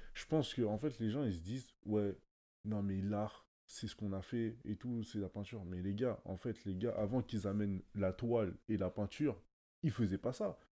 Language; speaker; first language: French; native; French